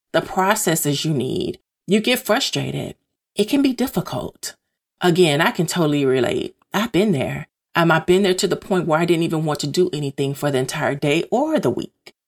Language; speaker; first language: English; native; English